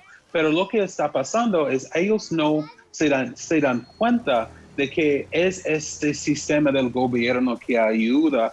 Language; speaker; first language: Spanish; non-native, fluent; English